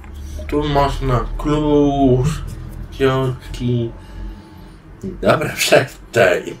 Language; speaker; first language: Polish; non-native, learner; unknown